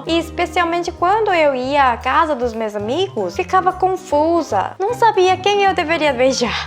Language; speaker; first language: Portuguese; non-native, fluent; Korean